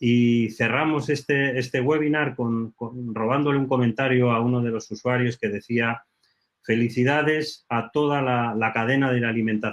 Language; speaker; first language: Spanish; native; Spanish